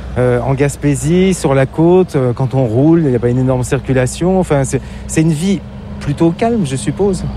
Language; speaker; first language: French; native; French